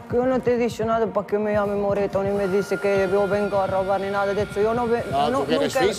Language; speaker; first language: Spanish; non-native, fluent; Arabic